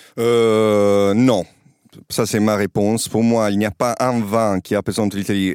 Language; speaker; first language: French; non-native, fluent; Italian